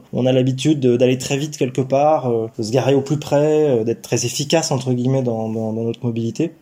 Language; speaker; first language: French; native; French